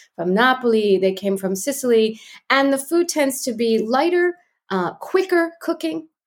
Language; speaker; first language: English; native; English